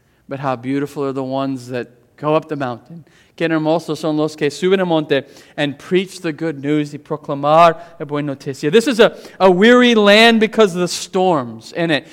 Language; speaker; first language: English; native; English